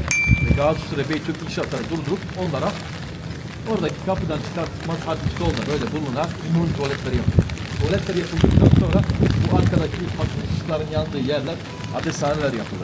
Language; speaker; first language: Turkish; native; Turkish